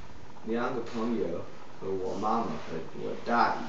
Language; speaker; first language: Chinese; non-native, learner; English